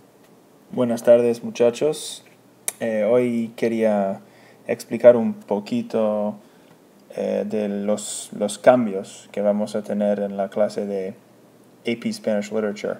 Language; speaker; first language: Spanish; non-native, fluent; English